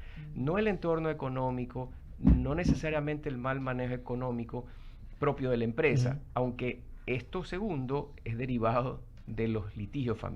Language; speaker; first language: Spanish; native; Spanish